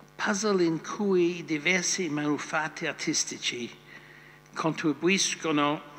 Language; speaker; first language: Italian; non-native, fluent; English